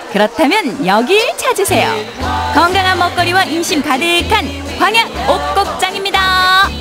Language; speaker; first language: Korean; native; Korean